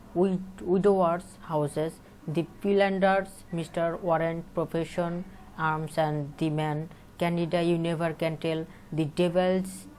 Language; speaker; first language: English; non-native, local second language; Bangla